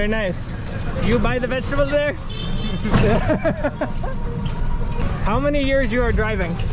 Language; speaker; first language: Hindi; non-native, learner; English